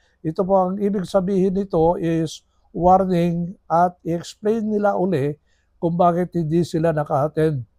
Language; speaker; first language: Filipino; non-native, local second language; Iloko